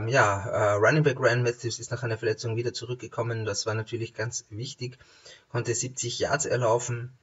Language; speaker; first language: German; native; German